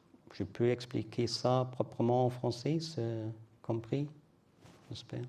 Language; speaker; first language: French; non-native, learner; German